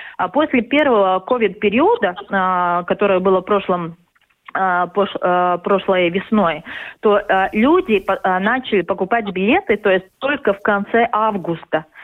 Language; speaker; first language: Russian; non-native, local second language; Latvian